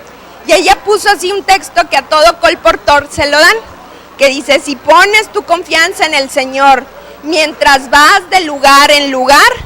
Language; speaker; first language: Spanish; native; Spanish